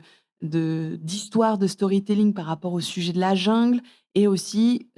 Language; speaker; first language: French; native; French